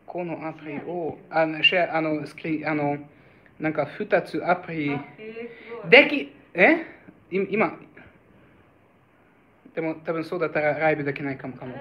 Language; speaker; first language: Japanese; non-native, fluent; Hungarian